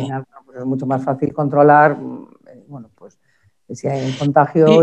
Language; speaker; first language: Spanish; native; Spanish